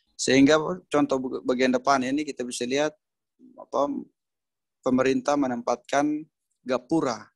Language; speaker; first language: Indonesian; native; Indonesian